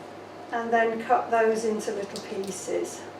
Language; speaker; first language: English; native; English